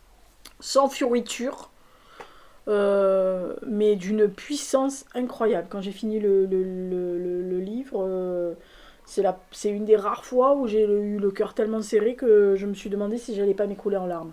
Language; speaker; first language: French; native; French